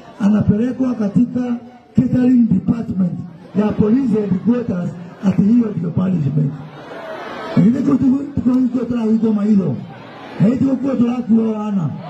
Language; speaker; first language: Swahili; non-native, local second language; Kikuyu